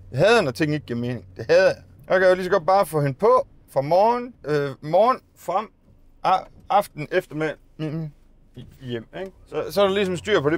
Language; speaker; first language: Danish; native; Danish